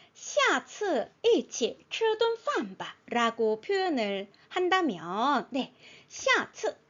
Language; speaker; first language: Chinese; non-native, fluent; Korean